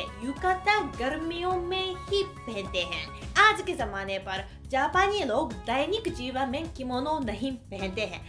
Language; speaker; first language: Hindi; non-native, fluent; Japanese